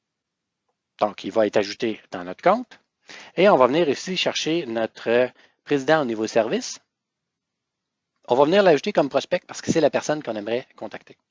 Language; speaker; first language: French; native; French